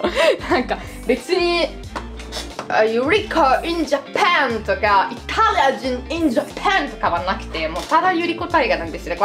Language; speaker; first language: Japanese; non-native, fluent; Italian